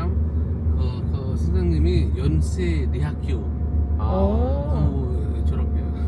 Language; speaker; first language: Korean; non-native, learner; Indonesian